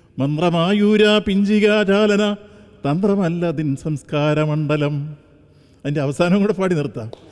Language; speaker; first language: Malayalam; native; Malayalam